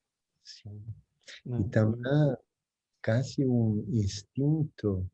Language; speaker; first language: Portuguese; non-native, fluent; Spanish